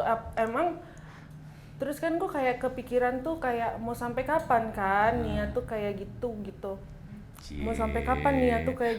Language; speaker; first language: Indonesian; native; Indonesian